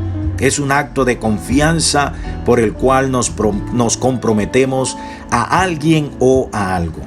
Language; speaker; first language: Spanish; native; Spanish